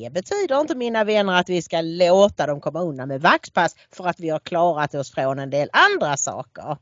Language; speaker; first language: Swedish; native; Swedish